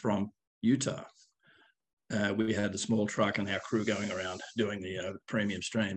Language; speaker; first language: English; native; English